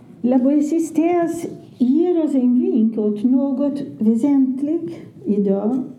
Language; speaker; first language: Swedish; non-native, fluent; Portuguese